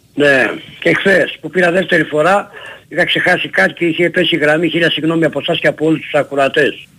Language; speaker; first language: Greek; native; Greek